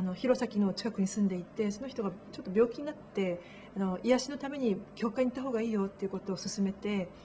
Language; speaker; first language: Japanese; native; Japanese